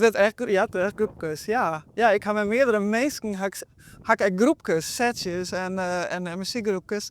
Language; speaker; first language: Dutch; non-native, local second language; Western Frisian